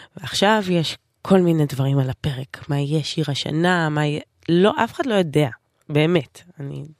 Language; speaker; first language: Hebrew; native; Hebrew